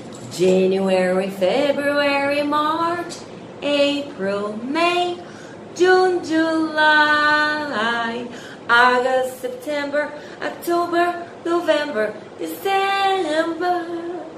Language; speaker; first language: English; non-native, fluent; Portuguese